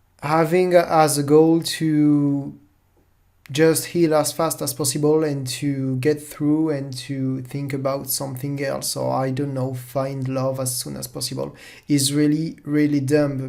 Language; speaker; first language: English; non-native, fluent; French